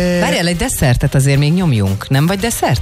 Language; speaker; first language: Hungarian; native; Hungarian